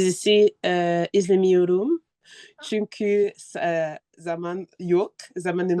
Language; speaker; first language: Turkish; non-native, learner; French